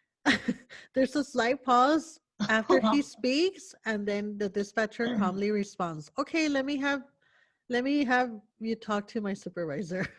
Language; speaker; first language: English; early bilingual, other home language; Spanish